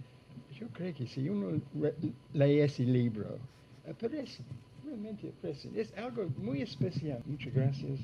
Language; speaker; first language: Spanish; non-native, fluent; English